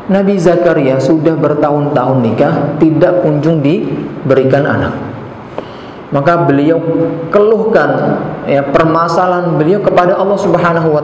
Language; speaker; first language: Indonesian; native; Indonesian